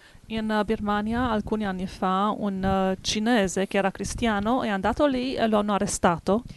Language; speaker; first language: Italian; native; Italian